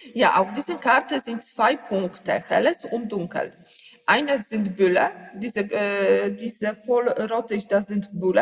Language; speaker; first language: German; non-native, learner; Polish